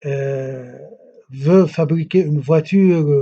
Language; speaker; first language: French; non-native, local second language; Arabic